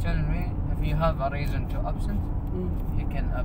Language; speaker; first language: English; non-native, learner; Arabic